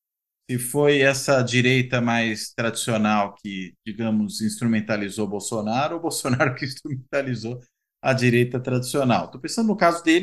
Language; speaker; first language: Portuguese; native; Portuguese